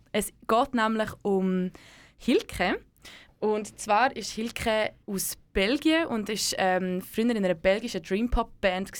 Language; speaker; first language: German; native; German